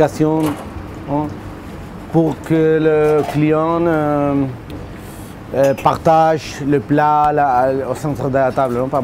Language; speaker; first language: French; non-native, fluent; Spanish